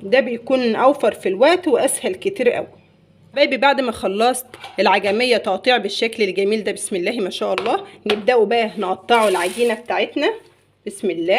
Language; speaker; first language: Arabic; native; Arabic